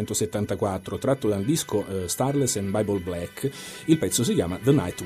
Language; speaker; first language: Italian; native; Italian